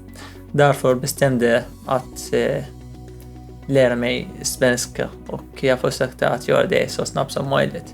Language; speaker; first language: Swedish; non-native, learner; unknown